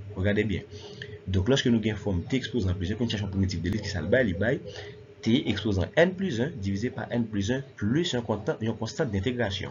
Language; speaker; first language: French; non-native, local second language; Haitian Creole